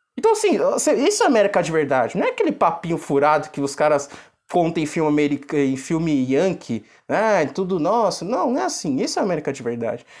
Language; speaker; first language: Portuguese; native; Portuguese